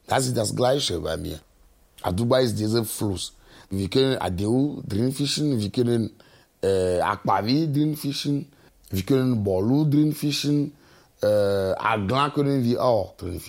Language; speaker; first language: German; non-native, fluent; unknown